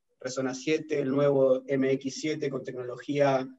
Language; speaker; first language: Spanish; native; Spanish